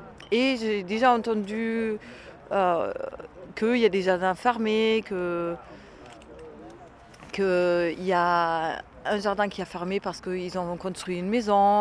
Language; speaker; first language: French; non-native, fluent; German